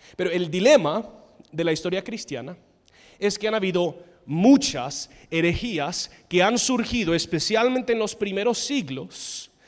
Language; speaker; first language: Spanish; non-native, fluent; English